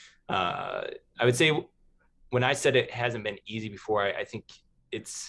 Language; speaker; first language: English; native; English